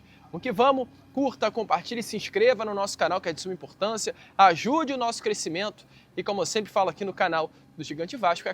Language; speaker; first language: Portuguese; native; Portuguese